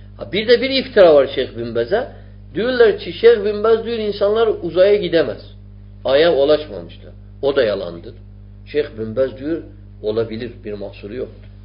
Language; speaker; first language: Turkish; non-native, fluent; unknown